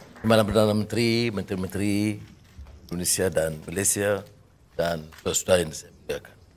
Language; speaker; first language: Malay; native; Malay